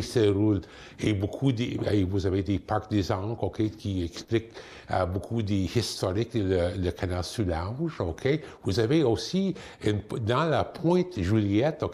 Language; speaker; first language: French; non-native, local second language; English